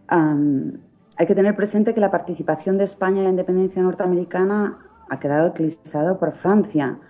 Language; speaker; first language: Spanish; native; Spanish